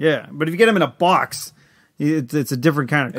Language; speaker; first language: English; native; English